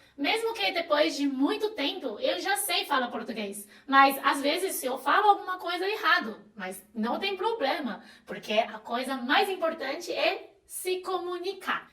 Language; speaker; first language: Portuguese; non-native, fluent; Chinese